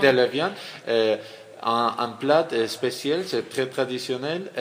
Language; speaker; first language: French; non-native, learner; Russian